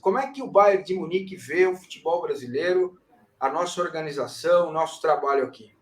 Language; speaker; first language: Portuguese; native; Portuguese